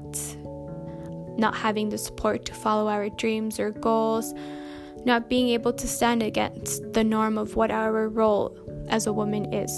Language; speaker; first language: English; native; English